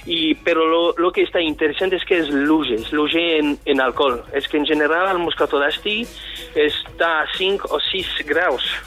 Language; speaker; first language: Catalan; non-native, fluent; French